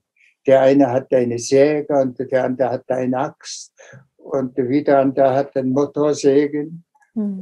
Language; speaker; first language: German; non-native, fluent; Tuvinian